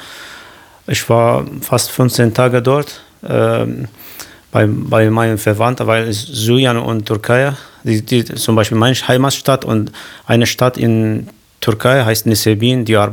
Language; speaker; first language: German; non-native, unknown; Kurdish